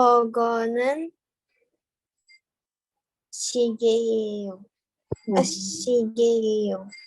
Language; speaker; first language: Korean; non-native, learner; Indonesian